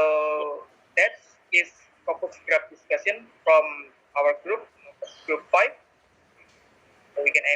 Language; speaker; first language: English; non-native, learner; Indonesian